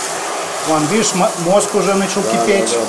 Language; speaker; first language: Russian; native; Russian